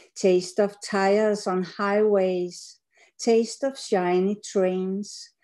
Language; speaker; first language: English; non-native, fluent; Danish